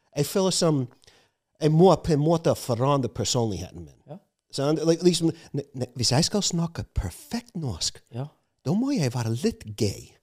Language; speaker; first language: Norwegian; non-native, fluent; English